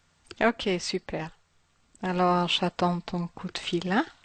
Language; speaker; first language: French; non-native, fluent; German